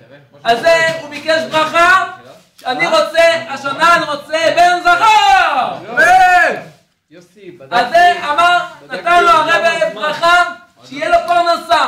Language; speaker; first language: Hebrew; non-native, fluent; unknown